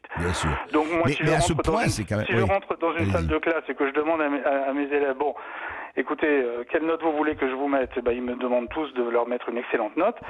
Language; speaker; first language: French; native; French